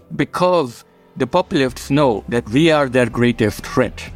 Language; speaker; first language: English; non-native, local second language; Gujarati